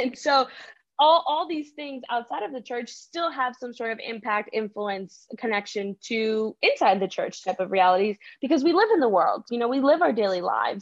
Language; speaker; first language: English; early bilingual, other home language; Spanish